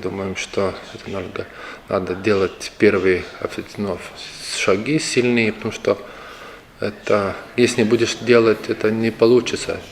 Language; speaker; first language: Russian; non-native, local second language; Lithuanian